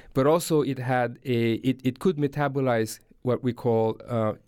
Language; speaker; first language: English; non-native, fluent; Haitian Creole